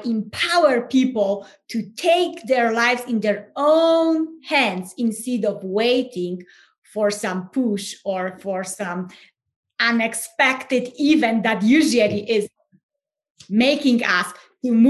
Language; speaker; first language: English; non-native, fluent; Polish